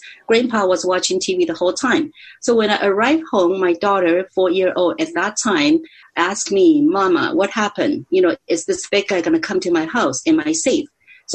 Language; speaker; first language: English; non-native, fluent; Chinese